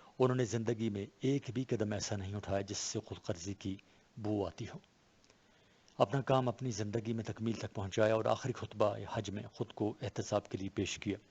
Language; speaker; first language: Urdu; non-native, local second language; Pashto